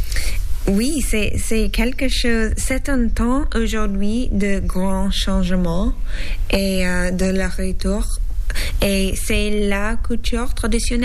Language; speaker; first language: French; non-native, learner; English